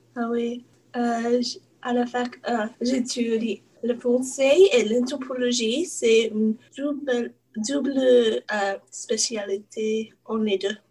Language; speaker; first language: French; non-native, learner; English